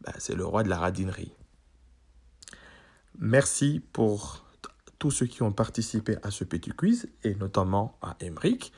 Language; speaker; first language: French; native; French